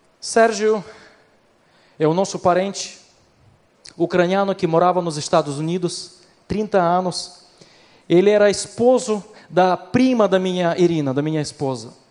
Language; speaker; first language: Portuguese; non-native, fluent; Ukrainian